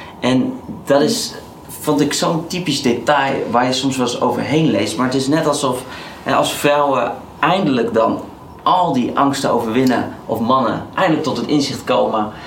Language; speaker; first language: Dutch; native; Dutch